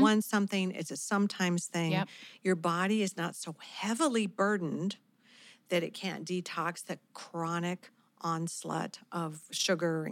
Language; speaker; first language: English; native; English